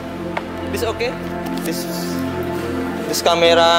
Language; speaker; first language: English; non-native, learner; Javanese